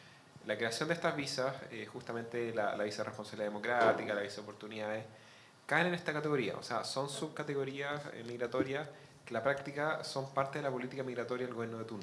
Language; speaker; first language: Spanish; native; Spanish